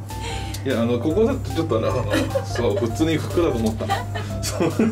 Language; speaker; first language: Japanese; native; Japanese